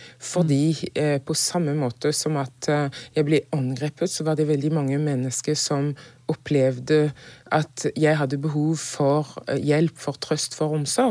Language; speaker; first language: Norwegian; non-native, fluent; French